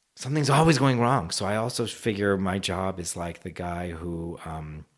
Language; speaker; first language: English; native; English